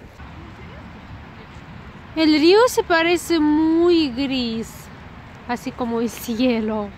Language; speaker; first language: Spanish; non-native, fluent; Russian